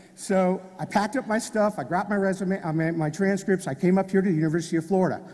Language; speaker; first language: English; native; English